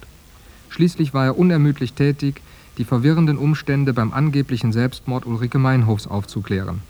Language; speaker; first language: German; native; German